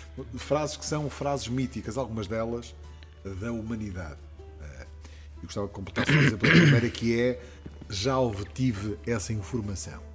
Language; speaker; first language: Portuguese; native; Portuguese